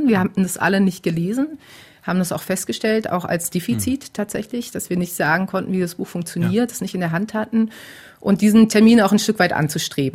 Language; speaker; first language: German; native; German